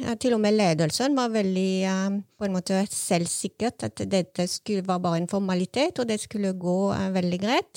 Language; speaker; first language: Norwegian; non-native, fluent; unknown